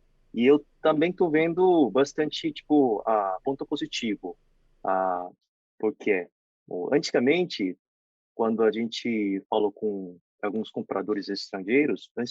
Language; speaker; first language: Portuguese; non-native, fluent; Korean